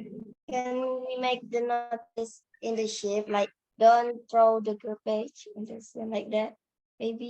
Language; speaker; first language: English; non-native, learner; Indonesian